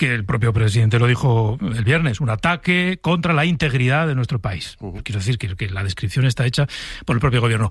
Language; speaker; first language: Spanish; native; Spanish